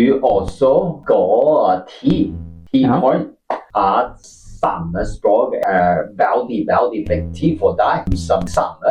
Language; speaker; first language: Norwegian; non-native, learner; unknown